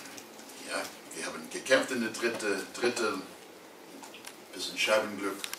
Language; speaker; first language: German; non-native, learner; English